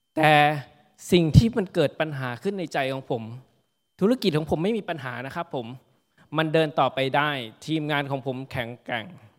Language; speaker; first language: Thai; native; Thai